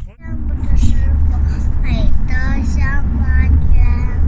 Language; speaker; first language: Chinese; native; Chinese